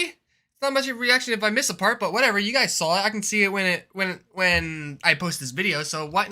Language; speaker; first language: English; native; English